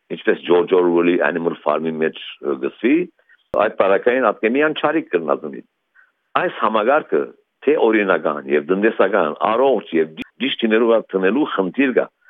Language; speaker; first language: Armenian; early bilingual, heritage; Armenian